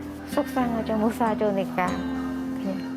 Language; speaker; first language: Korean; non-native, learner; Khmer